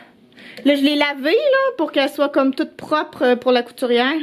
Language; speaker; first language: French; native; French